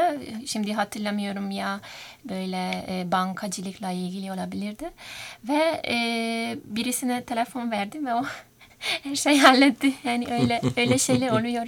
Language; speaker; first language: Turkish; non-native, fluent; Hungarian